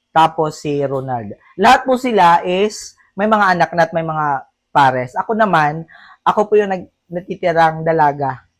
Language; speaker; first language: Filipino; native; Filipino